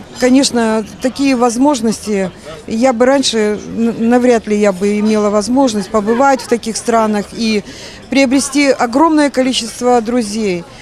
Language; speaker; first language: Russian; native; Russian